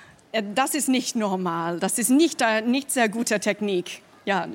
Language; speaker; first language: German; non-native, fluent; English